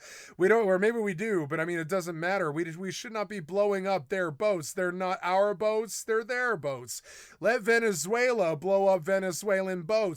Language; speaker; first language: English; native; English